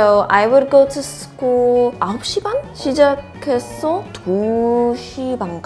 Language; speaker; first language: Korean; non-native, learner; English